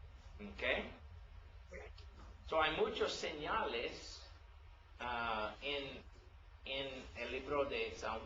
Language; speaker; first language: Spanish; non-native, learner; English